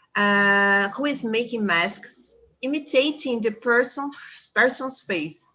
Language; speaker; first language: English; non-native, fluent; Portuguese